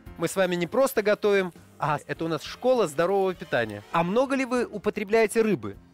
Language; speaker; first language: Russian; native; Russian